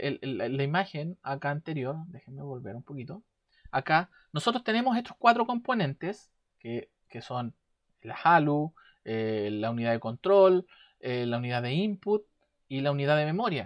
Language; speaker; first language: Spanish; native; Spanish